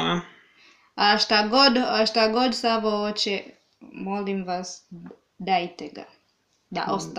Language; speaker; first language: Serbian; non-native, learner; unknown